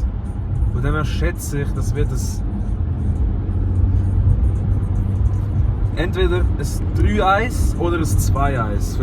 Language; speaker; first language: German; native; German